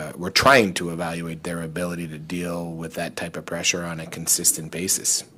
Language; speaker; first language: English; native; English